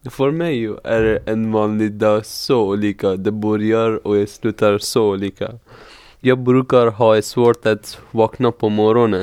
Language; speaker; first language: Swedish; non-native, fluent; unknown